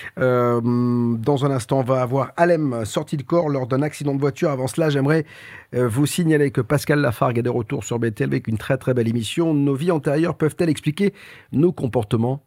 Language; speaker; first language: French; native; French